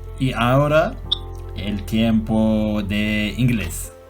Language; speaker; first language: Spanish; non-native, learner; Turkish